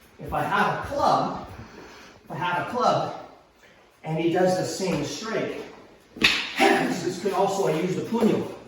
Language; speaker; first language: English; native; English